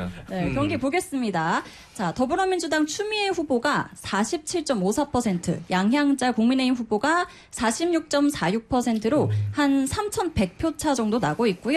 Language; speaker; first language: Korean; native; Korean